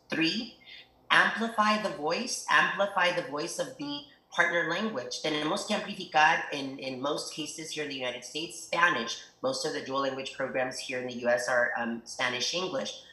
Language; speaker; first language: English; early bilingual, other home language; Spanish